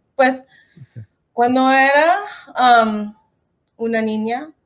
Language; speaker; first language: Spanish; non-native, learner; English